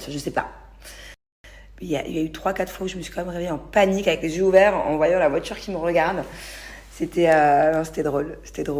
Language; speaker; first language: French; native; French